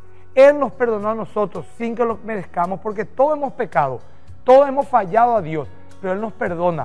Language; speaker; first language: Spanish; native; Spanish